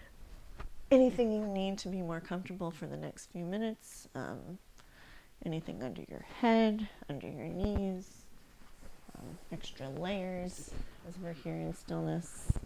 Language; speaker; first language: English; native; English